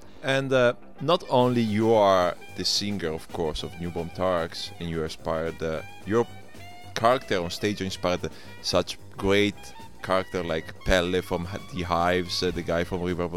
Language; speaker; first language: English; non-native, fluent; Italian